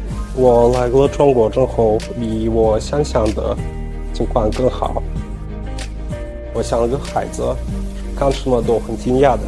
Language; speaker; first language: Chinese; non-native, fluent; Russian